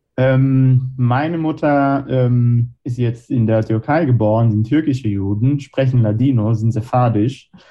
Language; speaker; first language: German; non-native, fluent; Hebrew